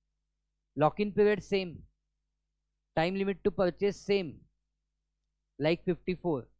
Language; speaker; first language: English; non-native, local second language; Hindi